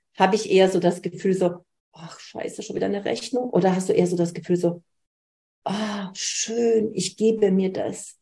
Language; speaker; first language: German; early bilingual, other home language; Polish